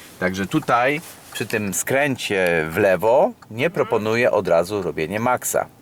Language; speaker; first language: Polish; native; Polish